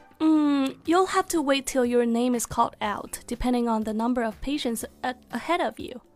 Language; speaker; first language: English; non-native, fluent; Chinese